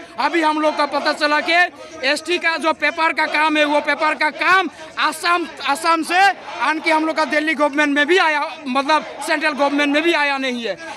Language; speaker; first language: Hindi; non-native, local second language; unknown